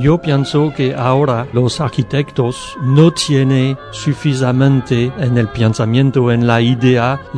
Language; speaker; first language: Spanish; non-native, learner; French